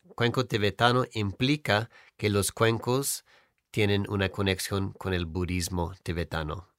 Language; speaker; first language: Spanish; non-native, fluent; English